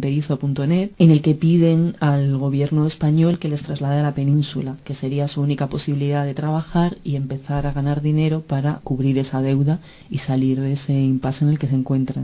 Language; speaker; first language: Spanish; native; Spanish